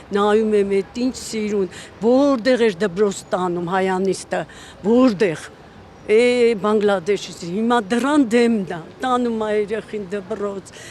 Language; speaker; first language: Armenian; native; Armenian